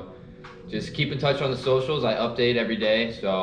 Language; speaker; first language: English; native; English